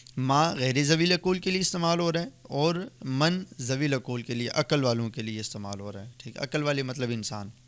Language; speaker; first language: Urdu; native; Urdu